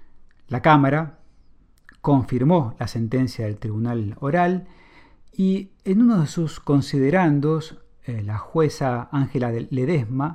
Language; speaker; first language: Spanish; native; Spanish